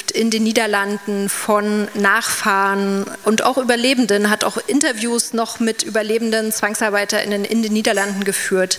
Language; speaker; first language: German; native; German